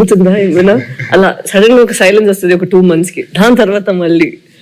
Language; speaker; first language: Telugu; non-native, fluent; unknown